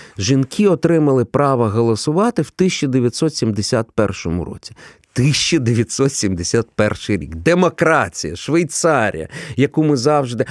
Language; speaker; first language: Ukrainian; non-native, local second language; Russian